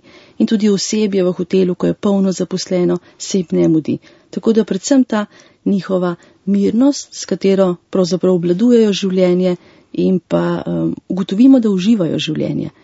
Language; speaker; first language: Slovenian; native; Slovenian